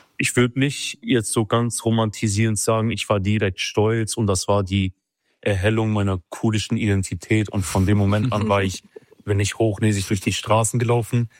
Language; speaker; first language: German; early bilingual, other home language; Kurdish